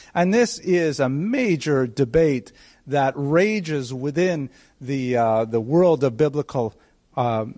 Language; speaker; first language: English; native; English